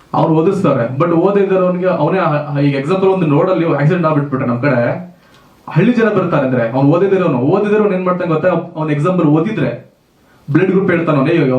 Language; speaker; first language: Kannada; native; Kannada